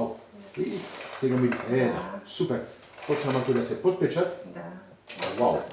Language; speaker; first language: Macedonian; non-native, fluent; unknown